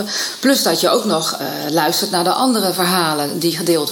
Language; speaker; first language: Dutch; native; Dutch